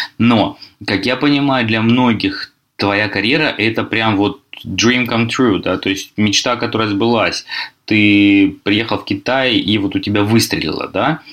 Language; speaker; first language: Russian; native; Russian